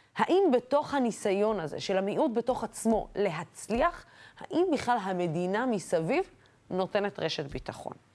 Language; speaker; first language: Hebrew; non-native, local second language; Arabic